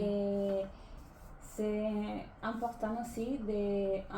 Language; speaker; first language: French; non-native, learner; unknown